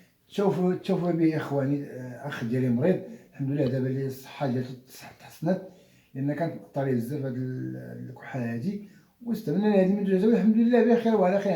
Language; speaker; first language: Arabic; native; Arabic